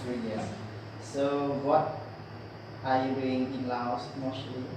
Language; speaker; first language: English; non-native, learner; Lao